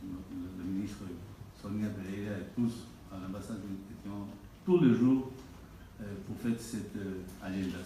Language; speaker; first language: French; non-native, fluent; Spanish